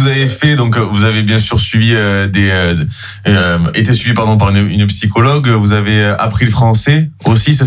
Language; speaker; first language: French; native; French